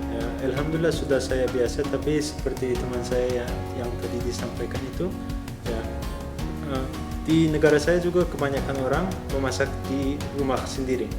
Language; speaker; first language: Indonesian; non-native, fluent; Turkmen